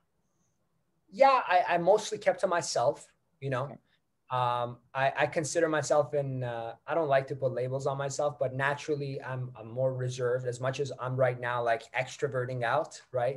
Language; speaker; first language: English; non-native, fluent; Persian